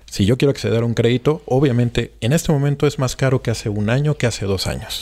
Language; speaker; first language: Spanish; native; Spanish